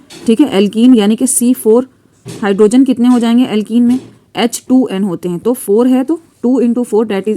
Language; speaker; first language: Hindi; native; Hindi